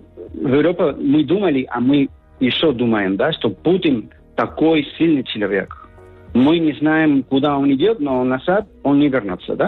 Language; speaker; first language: Russian; non-native, fluent; Spanish